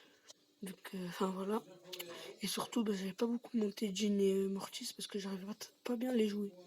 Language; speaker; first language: French; native; French